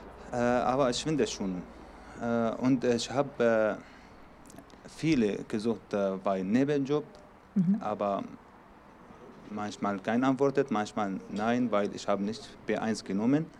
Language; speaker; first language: German; non-native, learner; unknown